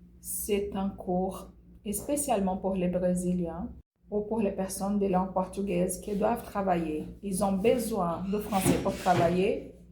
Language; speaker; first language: French; non-native, fluent; Portuguese